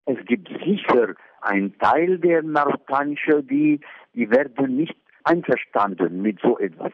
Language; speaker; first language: German; non-native, fluent; Arabic